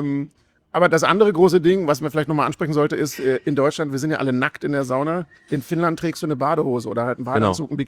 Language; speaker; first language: German; native; German